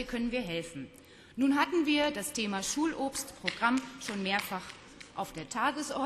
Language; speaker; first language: German; native; German